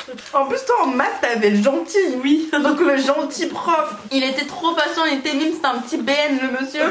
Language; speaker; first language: French; native; French